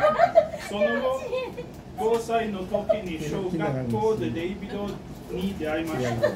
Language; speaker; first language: Japanese; non-native, learner; English